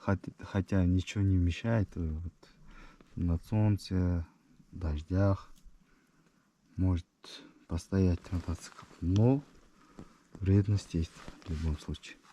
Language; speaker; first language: Russian; non-native, local second language; Kyrgyz